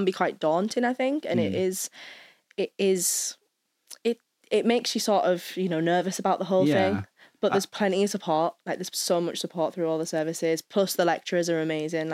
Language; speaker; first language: English; native; English